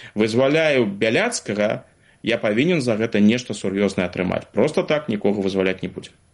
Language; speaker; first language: Belarusian; non-native, local second language; Russian